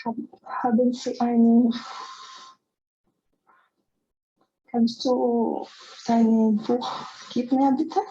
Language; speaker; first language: German; non-native, learner; Spanish